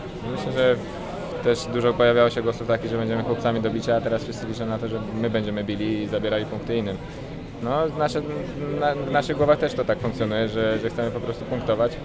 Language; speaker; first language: Polish; native; Polish